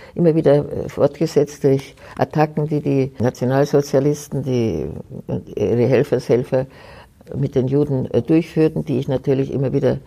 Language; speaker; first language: German; native; German